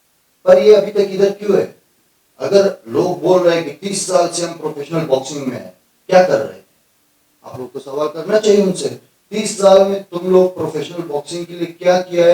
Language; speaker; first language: Hindi; non-native, fluent; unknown